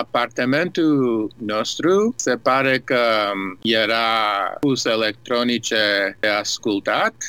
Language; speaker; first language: Romanian; early bilingual, heritage; Romanian